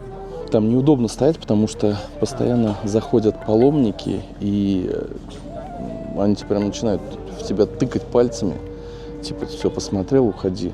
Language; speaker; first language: Russian; native; Russian